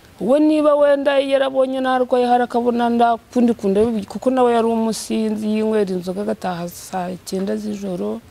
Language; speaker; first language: Kinyarwanda; native; Kinyarwanda